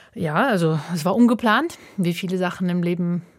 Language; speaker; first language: German; native; German